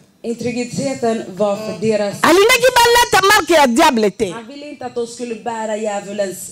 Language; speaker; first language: Swedish; non-native, fluent; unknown